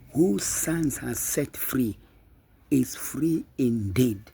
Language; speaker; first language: English; non-native, local second language; Swahili